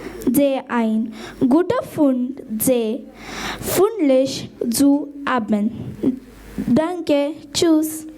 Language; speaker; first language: German; non-native, learner; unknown